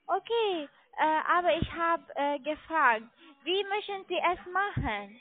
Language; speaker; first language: German; non-native, learner; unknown